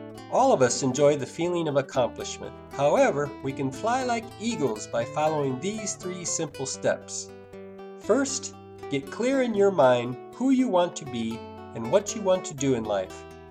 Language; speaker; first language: English; native; English